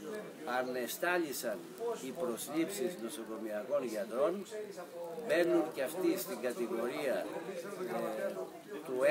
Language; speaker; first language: Greek; native; Greek